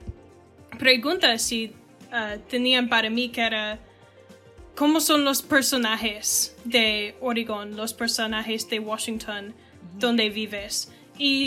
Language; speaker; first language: Spanish; non-native, learner; English